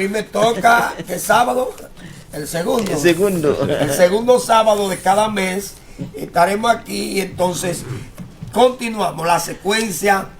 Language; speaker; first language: Spanish; native; Spanish